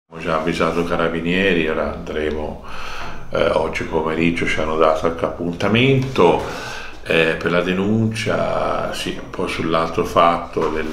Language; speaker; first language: Italian; native; Italian